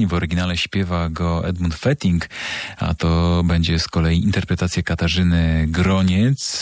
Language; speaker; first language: Polish; native; Polish